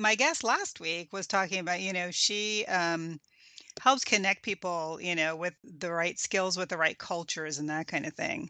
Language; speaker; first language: English; native; English